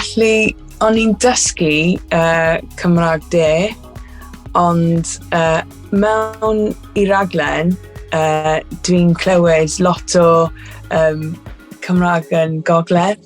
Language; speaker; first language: Welsh; non-native, learner; English